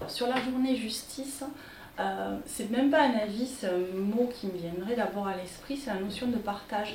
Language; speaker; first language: French; native; French